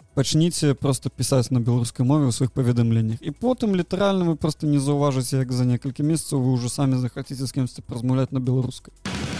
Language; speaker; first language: Belarusian; non-native, local second language; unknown